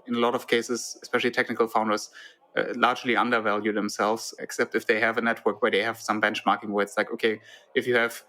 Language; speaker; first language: English; non-native, fluent; German